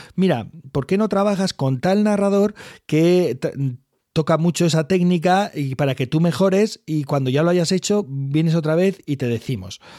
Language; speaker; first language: Spanish; native; Spanish